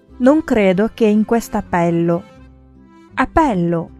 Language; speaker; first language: Italian; non-native, fluent; Chinese